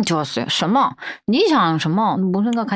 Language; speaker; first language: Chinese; non-native, fluent; Korean